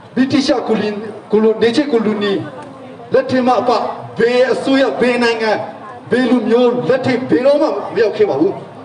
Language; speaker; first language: Burmese; non-native, local second language; Hakha Chin